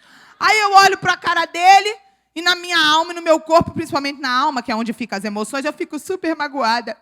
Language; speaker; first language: Portuguese; native; Portuguese